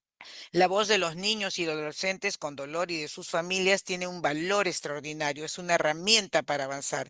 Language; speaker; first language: Spanish; native; Spanish